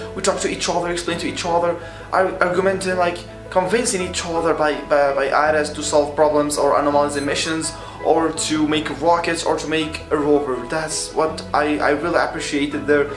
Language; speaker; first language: English; non-native, fluent; Arabic